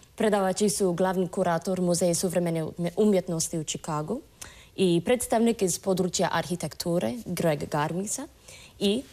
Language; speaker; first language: Croatian; non-native, fluent; English